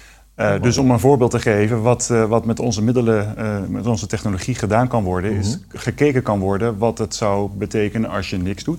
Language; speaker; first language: Dutch; native; Dutch